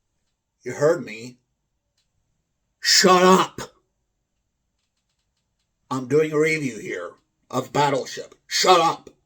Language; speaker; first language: English; native; English